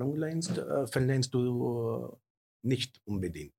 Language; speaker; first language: German; non-native, fluent; Italian